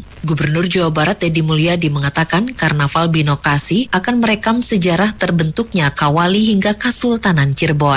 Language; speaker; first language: Indonesian; native; Indonesian